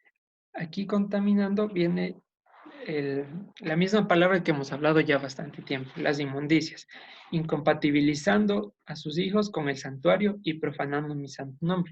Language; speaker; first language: Spanish; native; Spanish